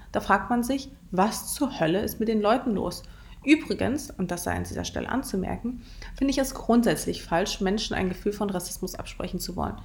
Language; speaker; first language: German; early bilingual, other home language; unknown